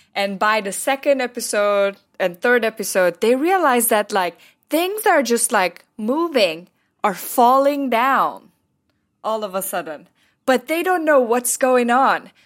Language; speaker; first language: English; non-native, fluent; Turkish